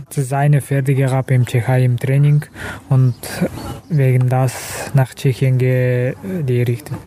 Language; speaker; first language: German; non-native, learner; Kazakh